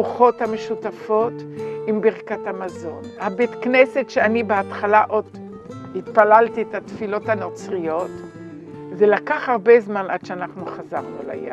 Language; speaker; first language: Hebrew; non-native, fluent; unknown